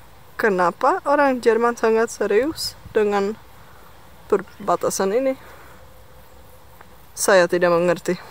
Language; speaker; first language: Indonesian; non-native, fluent; Czech